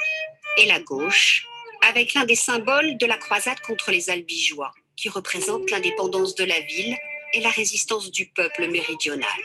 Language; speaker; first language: French; native; French